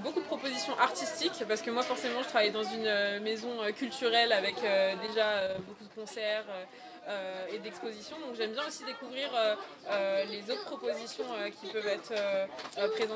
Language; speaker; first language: French; native; French